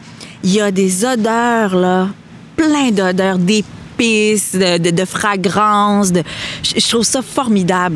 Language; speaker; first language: French; native; French